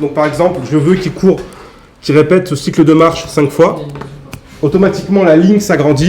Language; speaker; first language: French; native; French